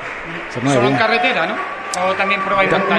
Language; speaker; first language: Spanish; native; Spanish